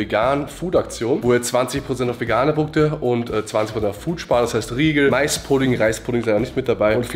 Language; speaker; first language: German; native; German